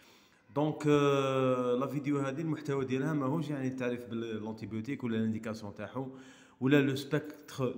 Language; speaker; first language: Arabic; native; Arabic